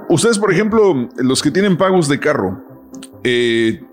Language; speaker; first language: Spanish; early bilingual, heritage; Spanish